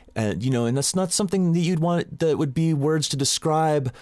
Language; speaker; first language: English; native; English